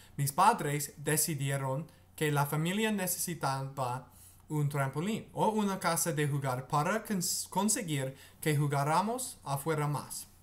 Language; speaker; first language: Spanish; non-native, learner; English